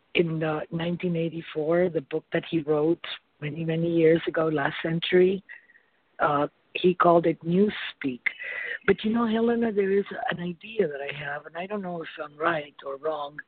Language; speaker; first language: English; non-native, fluent; Spanish